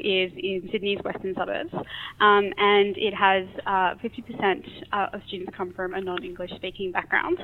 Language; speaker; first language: English; native; English